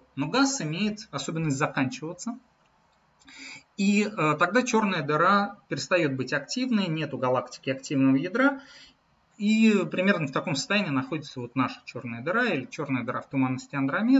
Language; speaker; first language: Russian; native; Russian